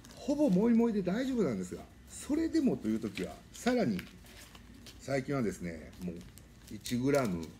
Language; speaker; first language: Japanese; native; Japanese